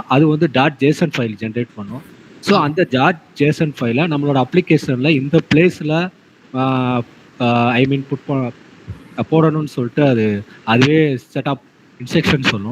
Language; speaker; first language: Tamil; native; Tamil